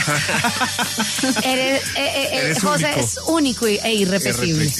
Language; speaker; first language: Spanish; native; Spanish